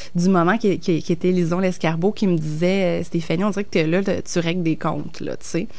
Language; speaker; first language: French; native; French